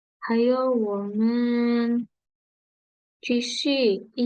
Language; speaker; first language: Chinese; non-native, fluent; Indonesian